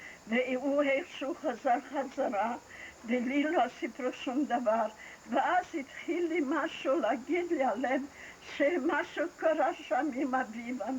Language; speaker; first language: Hebrew; non-native, fluent; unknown